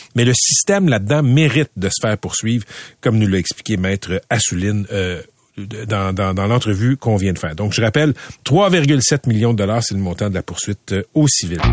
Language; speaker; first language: French; native; French